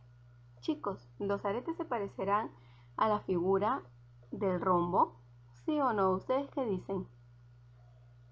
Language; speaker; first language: Spanish; native; Spanish